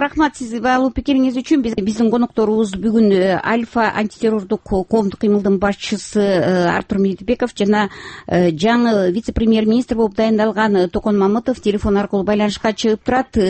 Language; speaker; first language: Kyrgyz; native; Kyrgyz